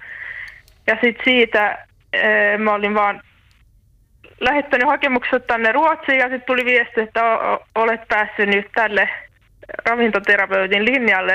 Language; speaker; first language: Finnish; native; Finnish